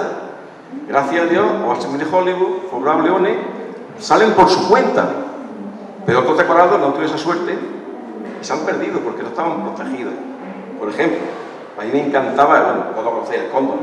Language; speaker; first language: Spanish; native; Spanish